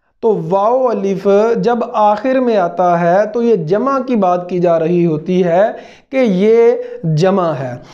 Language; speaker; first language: Urdu; native; Urdu